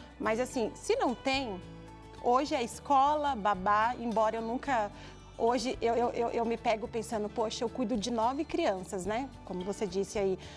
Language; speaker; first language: Portuguese; native; Portuguese